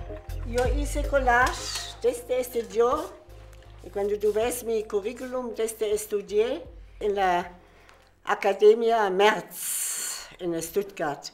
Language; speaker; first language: Spanish; non-native, fluent; German